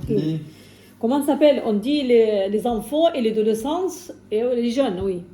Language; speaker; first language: French; non-native, fluent; Arabic